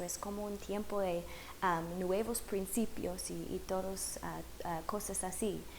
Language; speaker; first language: Spanish; non-native, fluent; English